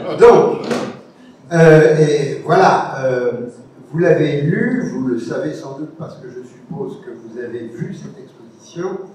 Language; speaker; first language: French; native; French